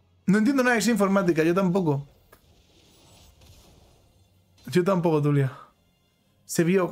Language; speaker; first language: Spanish; native; Spanish